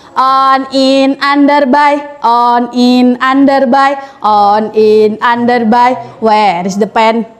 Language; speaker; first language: English; non-native, learner; Indonesian